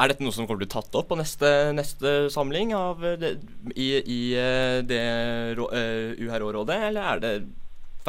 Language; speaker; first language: Norwegian; native; Norwegian